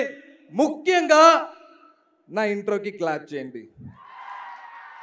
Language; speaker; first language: Telugu; non-native, learner; Malayalam